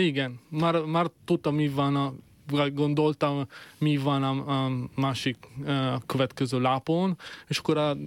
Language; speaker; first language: Hungarian; non-native, fluent; Italian